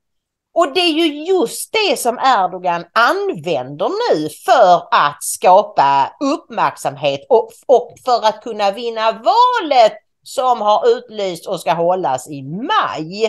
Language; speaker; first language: Swedish; native; Swedish